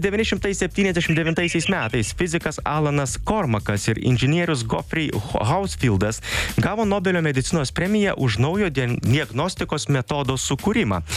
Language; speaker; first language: Lithuanian; native; Lithuanian